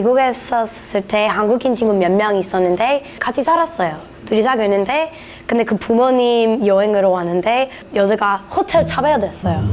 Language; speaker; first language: Korean; non-native, learner; English